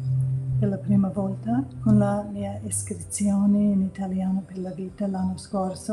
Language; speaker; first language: Italian; non-native, learner; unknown